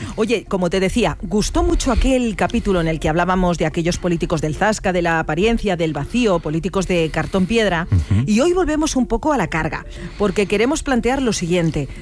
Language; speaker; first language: Spanish; native; Spanish